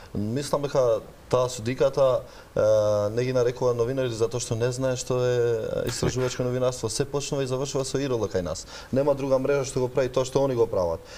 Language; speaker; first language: Macedonian; non-native, local second language; Albanian